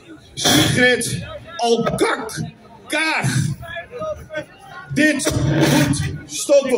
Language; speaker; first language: Dutch; native; Dutch